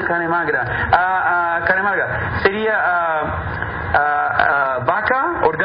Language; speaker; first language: Spanish; non-native, fluent; Portuguese